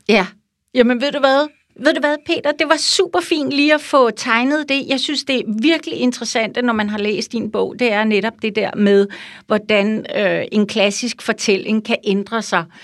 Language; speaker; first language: Danish; native; Danish